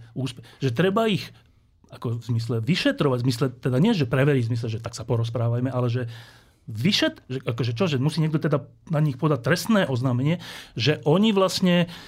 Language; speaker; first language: Slovak; native; Slovak